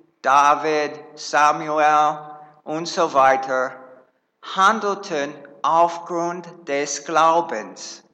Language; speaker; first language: German; non-native, fluent; English